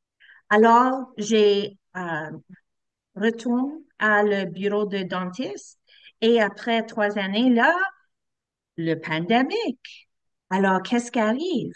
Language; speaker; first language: French; non-native, learner; English